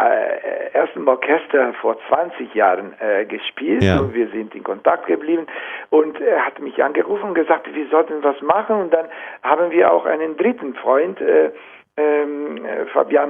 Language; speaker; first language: German; non-native, fluent; Italian